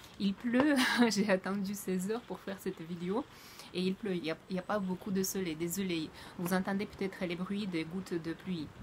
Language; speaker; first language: French; non-native, fluent; Russian